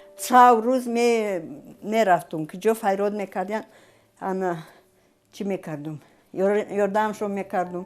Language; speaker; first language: Tajik; non-native, fluent; Romanian